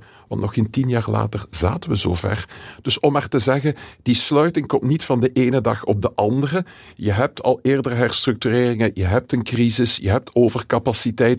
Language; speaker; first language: Dutch; native; Dutch